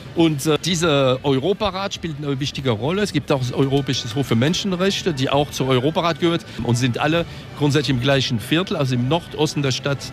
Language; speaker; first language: German; non-native, local second language; French